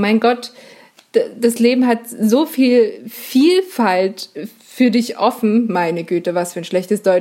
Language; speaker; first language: German; native; German